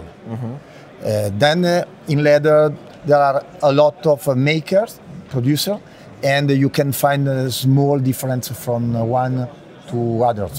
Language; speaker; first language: English; non-native, learner; Italian